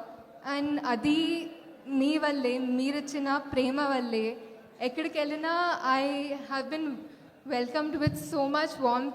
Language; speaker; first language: Telugu; non-native, local second language; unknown